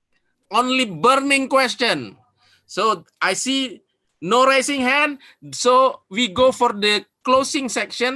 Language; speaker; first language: English; non-native, fluent; Indonesian